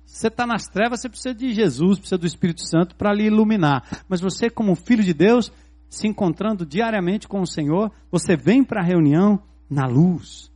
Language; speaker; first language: Portuguese; native; Portuguese